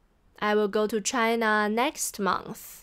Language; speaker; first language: English; non-native, fluent; Chinese